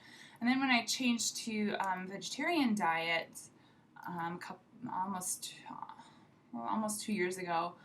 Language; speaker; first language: English; native; English